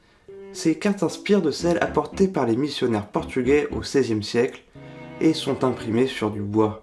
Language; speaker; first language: French; native; French